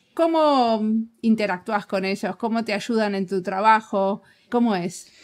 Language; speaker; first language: Spanish; native; Spanish